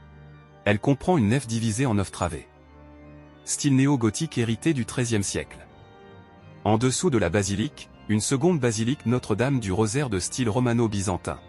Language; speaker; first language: French; native; French